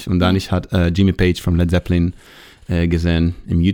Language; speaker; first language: German; non-native, learner; Hebrew